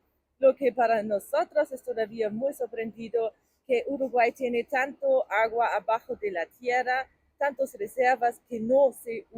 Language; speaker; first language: Spanish; non-native, fluent; German